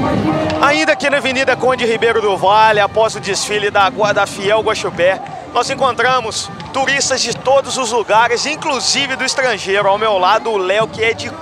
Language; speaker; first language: Portuguese; native; Portuguese